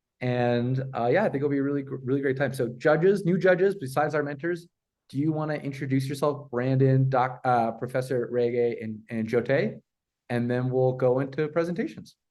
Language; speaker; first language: English; native; English